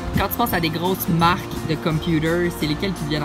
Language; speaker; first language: French; native; French